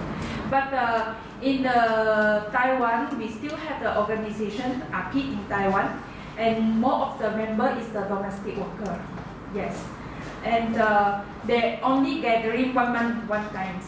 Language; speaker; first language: English; non-native, learner; Indonesian